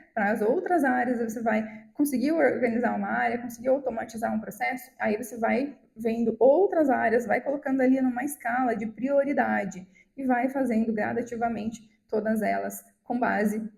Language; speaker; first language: Portuguese; native; Portuguese